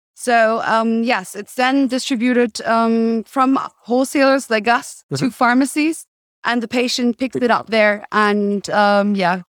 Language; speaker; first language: English; non-native, fluent; German